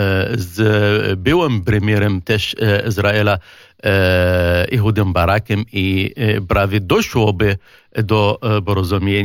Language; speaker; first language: Polish; non-native, fluent; Arabic